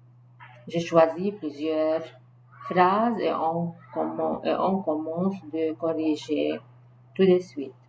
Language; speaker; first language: French; non-native, learner; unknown